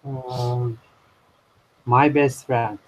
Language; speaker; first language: English; non-native, learner; Turkish